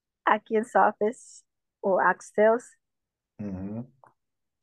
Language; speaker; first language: English; native; English